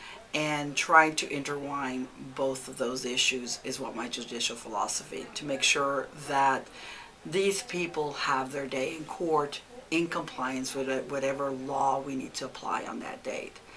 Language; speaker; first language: English; early bilingual, other home language; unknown